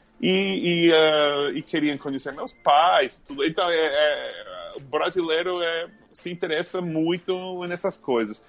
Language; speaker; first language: Portuguese; non-native, fluent; English